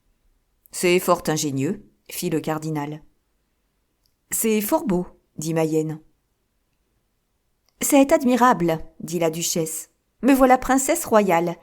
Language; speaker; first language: French; native; French